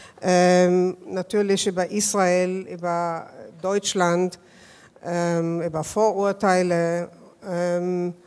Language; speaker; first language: German; non-native, fluent; Hebrew